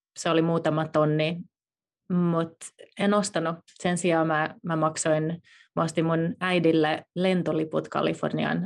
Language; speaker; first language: Finnish; native; Finnish